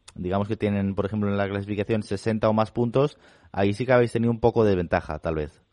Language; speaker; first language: Spanish; non-native, local second language; Catalan